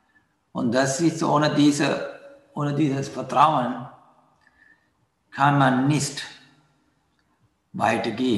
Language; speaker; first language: German; non-native, fluent; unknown